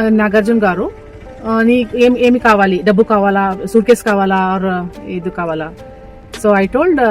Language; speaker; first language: Telugu; non-native, learner; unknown